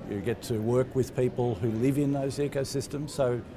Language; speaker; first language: English; native; English